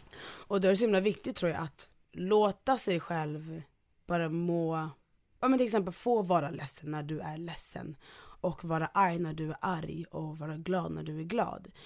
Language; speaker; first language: Swedish; early bilingual, other home language; Ganda